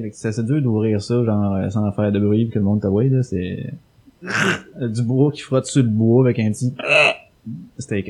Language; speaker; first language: French; native; French